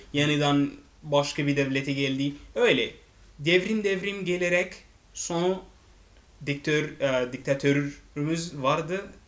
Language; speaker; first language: Turkish; non-native, fluent; Arabic